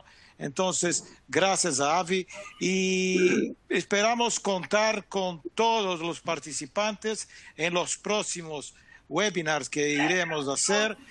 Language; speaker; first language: Spanish; non-native, fluent; Portuguese